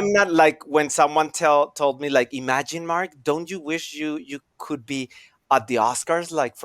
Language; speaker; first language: English; non-native, fluent; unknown